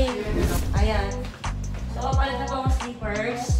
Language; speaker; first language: Filipino; native; Filipino